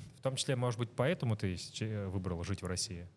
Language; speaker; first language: Russian; native; Russian